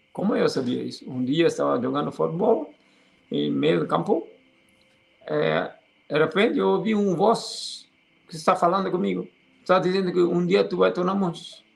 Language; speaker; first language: Portuguese; non-native, fluent; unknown